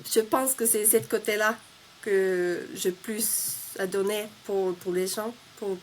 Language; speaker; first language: French; non-native, fluent; Finnish